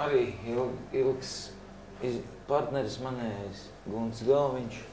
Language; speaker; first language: Latvian; native; Latvian